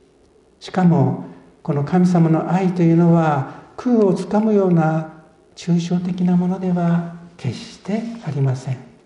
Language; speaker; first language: Japanese; native; Japanese